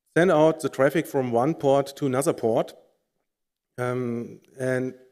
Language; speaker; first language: English; non-native, fluent; German